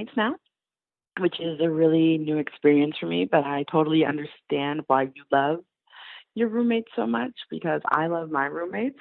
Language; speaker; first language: English; native; English